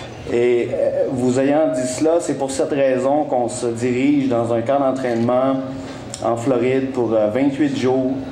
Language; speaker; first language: French; native; French